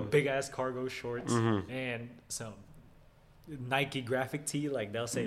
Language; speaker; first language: English; early bilingual, other home language; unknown